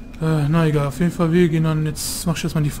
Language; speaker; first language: German; native; German